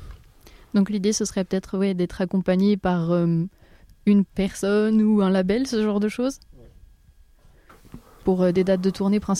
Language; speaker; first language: French; native; French